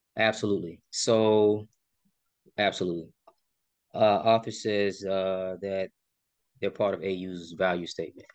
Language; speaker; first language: English; native; English